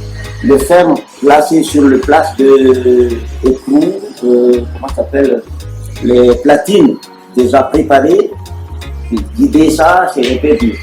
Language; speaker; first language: French; non-native, local second language; Malagasy